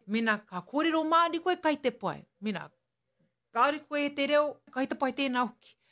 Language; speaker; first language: Māori; non-native, local second language; English